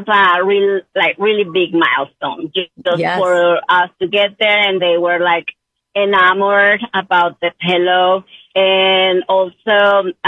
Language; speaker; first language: English; non-native, fluent; Spanish